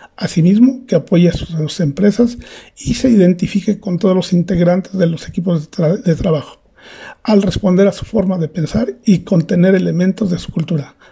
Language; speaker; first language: Spanish; native; Spanish